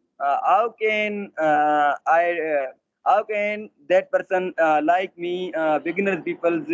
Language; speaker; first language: English; non-native, learner; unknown